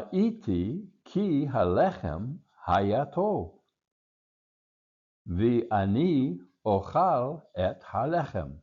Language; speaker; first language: Hebrew; non-native, learner; English